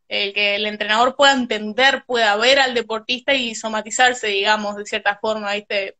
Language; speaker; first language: Spanish; native; Spanish